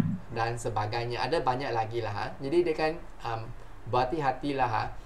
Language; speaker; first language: Malay; non-native, local second language; Chinese